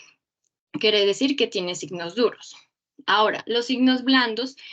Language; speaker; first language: Spanish; native; Spanish